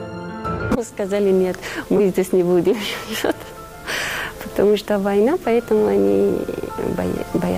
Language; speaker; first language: Russian; non-native, fluent; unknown